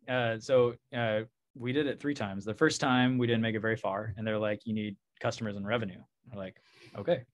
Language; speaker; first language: English; native; English